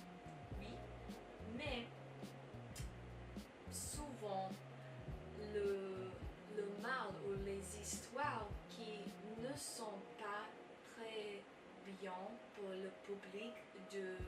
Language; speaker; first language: French; non-native, learner; English